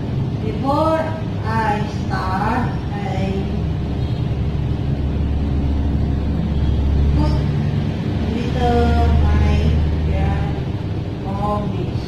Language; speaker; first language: English; non-native, learner; Indonesian